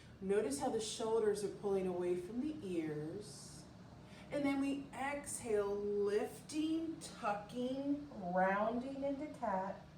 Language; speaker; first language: English; native; English